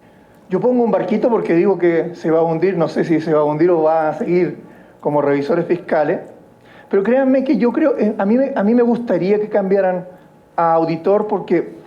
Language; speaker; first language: Spanish; native; Spanish